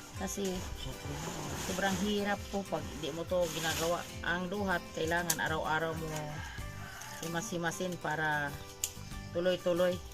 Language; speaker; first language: Filipino; non-native, local second language; Cebuano